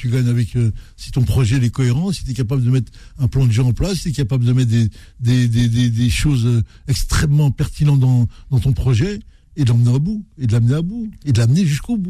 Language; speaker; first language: French; native; French